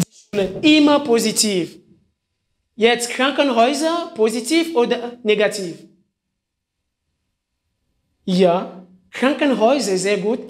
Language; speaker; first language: German; non-native, fluent; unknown